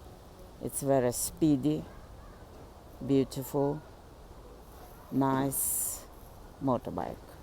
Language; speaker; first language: English; non-native, fluent; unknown